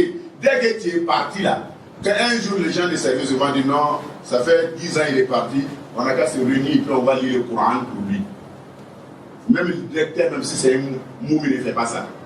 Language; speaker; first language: French; non-native, local second language; Wolof